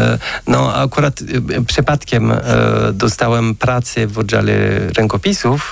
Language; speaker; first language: Polish; non-native, fluent; French